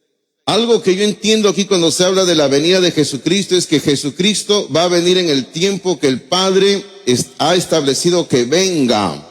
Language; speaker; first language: Spanish; native; Spanish